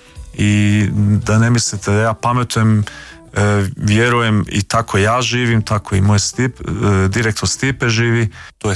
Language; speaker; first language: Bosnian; early bilingual, heritage; Croatian